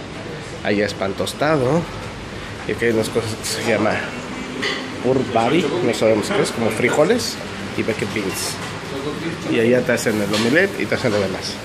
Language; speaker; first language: Spanish; native; Spanish